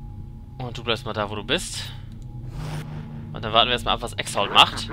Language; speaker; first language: German; native; German